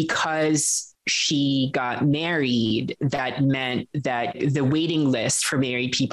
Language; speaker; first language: English; non-native, local second language; Filipino